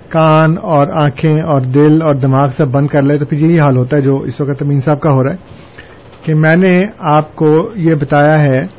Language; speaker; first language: Urdu; non-native, local second language; Punjabi